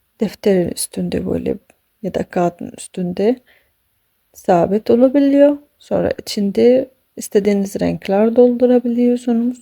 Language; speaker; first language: Turkish; non-native, fluent; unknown